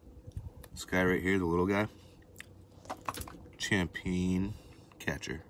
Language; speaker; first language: English; native; English